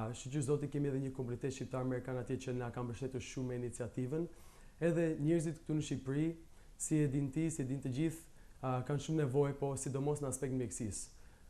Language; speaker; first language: Albanian; early bilingual, heritage; Albanian